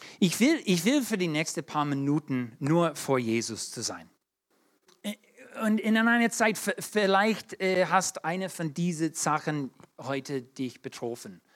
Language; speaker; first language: German; non-native, fluent; English